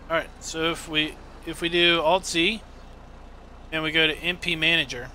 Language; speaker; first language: English; native; English